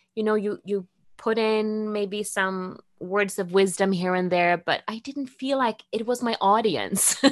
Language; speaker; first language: English; non-native, fluent; Norwegian